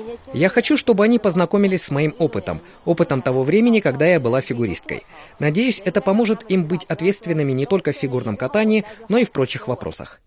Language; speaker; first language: Russian; native; Russian